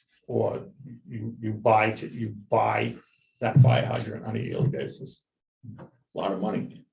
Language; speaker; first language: English; native; English